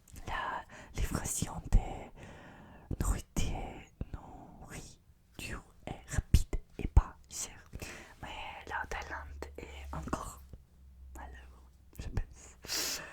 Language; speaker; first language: French; non-native, learner; Russian